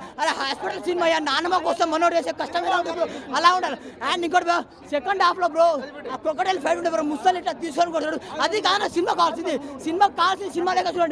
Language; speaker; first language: Telugu; native; Telugu